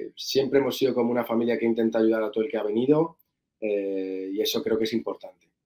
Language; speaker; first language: Spanish; native; Spanish